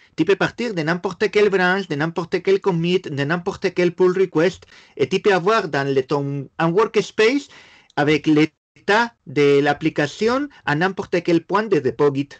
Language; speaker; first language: French; non-native, fluent; Spanish